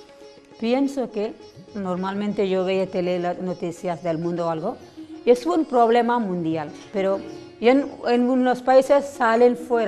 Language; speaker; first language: Spanish; non-native, learner; Telugu